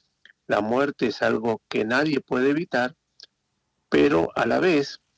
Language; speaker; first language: Spanish; native; Spanish